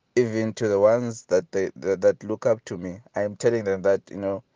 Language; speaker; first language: English; non-native, local second language; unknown